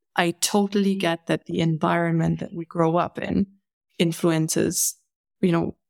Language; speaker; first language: English; non-native, fluent; German